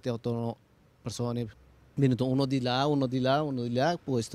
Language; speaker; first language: Italian; non-native, learner; Bangla